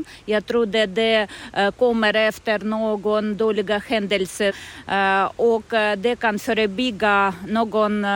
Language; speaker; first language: Swedish; non-native, learner; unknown